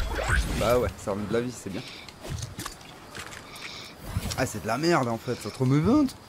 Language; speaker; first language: French; native; French